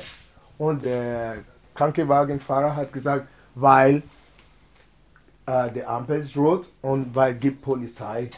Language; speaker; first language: German; non-native, learner; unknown